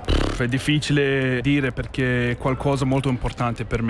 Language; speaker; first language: Italian; non-native, fluent; English